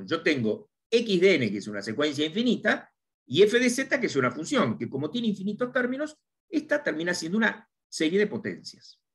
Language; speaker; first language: Spanish; native; Spanish